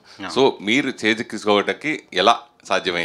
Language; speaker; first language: Telugu; native; Telugu